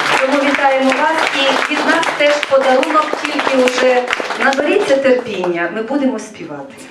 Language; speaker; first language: Ukrainian; native; Ukrainian